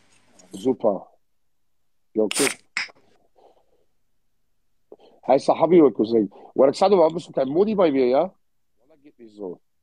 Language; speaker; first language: German; early bilingual, other home language; Arabic